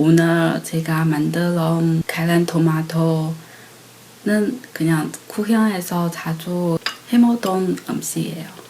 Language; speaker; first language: Korean; non-native, learner; Chinese